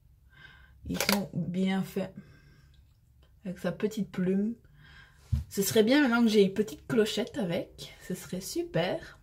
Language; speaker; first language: French; native; French